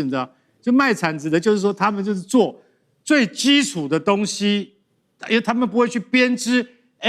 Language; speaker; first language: Chinese; native; Chinese